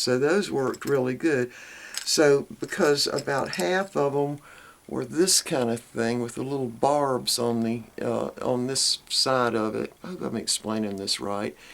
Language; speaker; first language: English; native; English